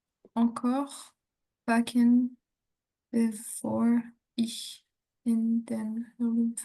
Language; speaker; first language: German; non-native, learner; French